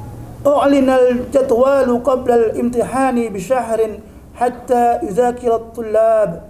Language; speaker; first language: Arabic; non-native, learner; Indonesian